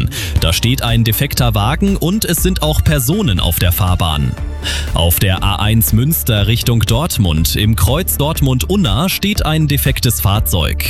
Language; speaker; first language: German; native; German